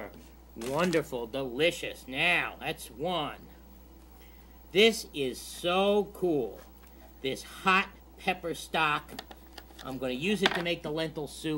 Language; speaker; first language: English; native; English